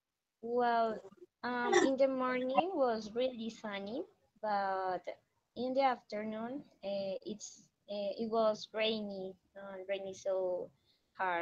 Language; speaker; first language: English; non-native, learner; Spanish